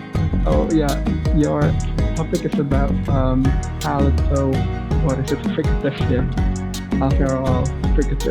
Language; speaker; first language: English; non-native, fluent; Indonesian